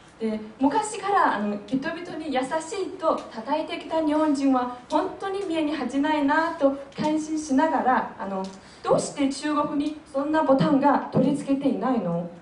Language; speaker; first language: Japanese; non-native, fluent; Chinese